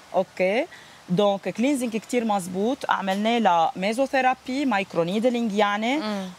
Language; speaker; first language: Arabic; native; Arabic